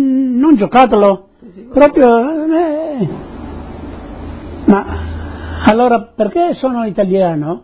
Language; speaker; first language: Italian; non-native, local second language; Friulian